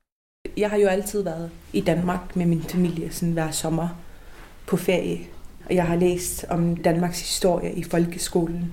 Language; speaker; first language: Danish; non-native, local second language; Kalaallisut